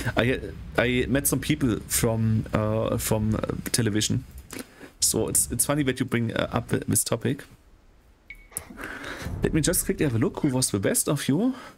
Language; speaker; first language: English; non-native, fluent; German